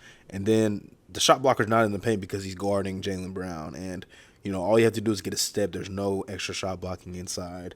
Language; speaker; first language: English; native; English